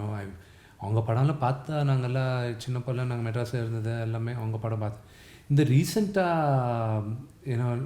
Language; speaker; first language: Tamil; non-native, local second language; Telugu